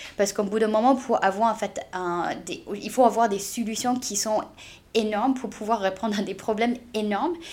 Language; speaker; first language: French; non-native, fluent; English